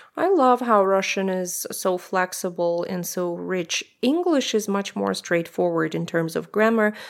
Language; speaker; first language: English; non-native, fluent; Russian